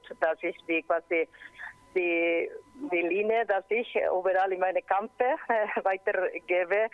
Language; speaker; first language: German; non-native, learner; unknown